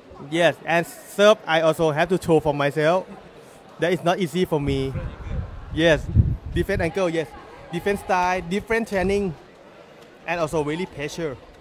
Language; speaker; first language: English; non-native, learner; Thai